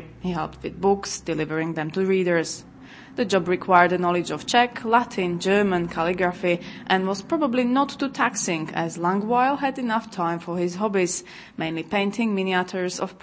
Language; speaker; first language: English; non-native, fluent; Czech